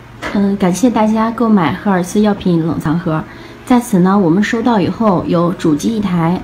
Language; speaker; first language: Chinese; native; Chinese